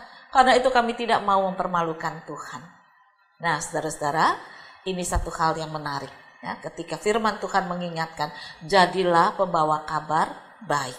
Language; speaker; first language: Indonesian; native; Indonesian